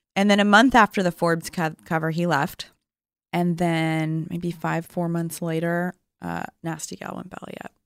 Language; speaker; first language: English; native; English